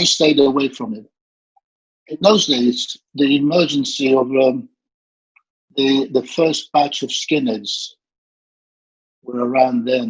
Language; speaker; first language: English; native; English